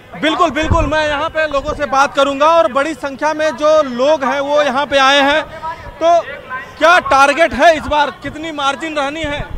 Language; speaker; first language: Hindi; native; Hindi